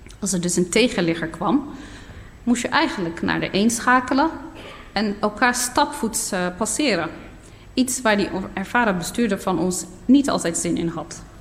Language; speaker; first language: Dutch; early bilingual, other home language; Berber languages